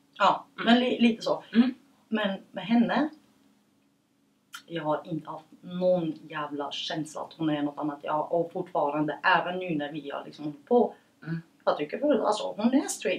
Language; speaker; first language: Swedish; early bilingual, other home language; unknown